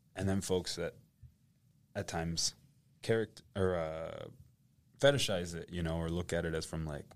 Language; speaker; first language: English; native; English